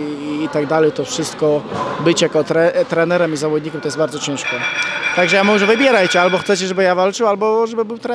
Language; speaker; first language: Polish; non-native, fluent; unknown